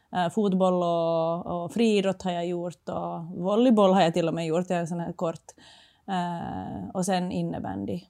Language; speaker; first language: Swedish; native; Swedish